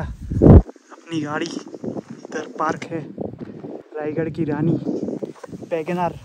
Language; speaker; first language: Hindi; non-native, local second language; Marathi